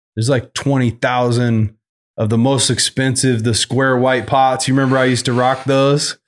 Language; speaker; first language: English; native; English